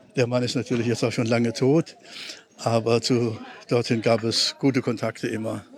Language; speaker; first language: German; native; German